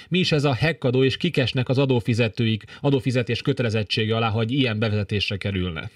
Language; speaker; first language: Hungarian; native; Hungarian